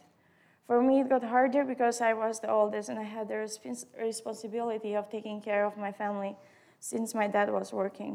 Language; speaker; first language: English; non-native, fluent; Albanian